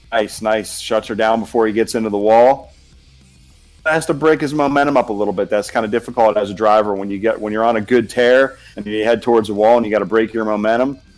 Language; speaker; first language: English; native; English